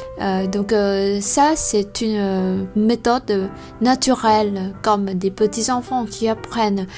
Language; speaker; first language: French; non-native, fluent; Vietnamese